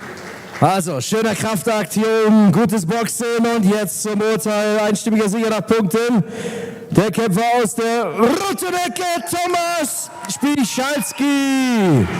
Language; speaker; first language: German; native; German